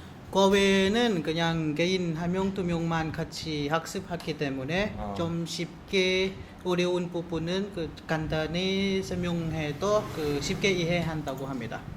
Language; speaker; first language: Korean; non-native, fluent; Lao